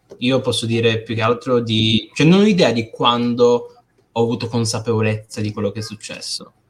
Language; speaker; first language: Italian; early bilingual, other home language; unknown